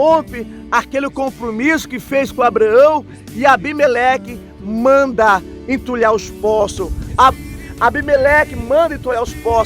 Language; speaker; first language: Portuguese; native; Portuguese